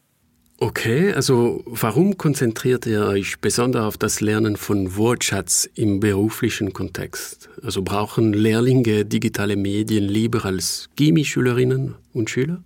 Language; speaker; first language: German; non-native, fluent; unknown